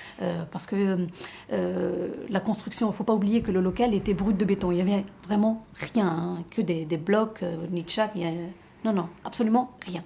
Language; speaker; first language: French; native; French